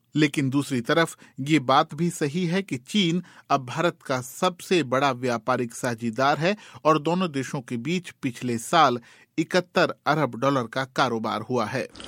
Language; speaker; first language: Hindi; native; Hindi